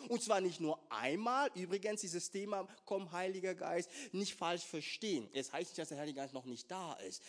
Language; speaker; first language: German; non-native, fluent; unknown